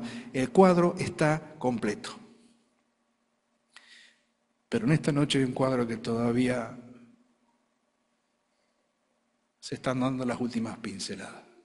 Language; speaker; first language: Spanish; native; Spanish